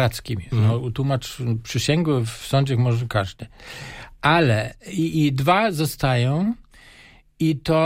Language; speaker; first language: Polish; non-native, fluent; German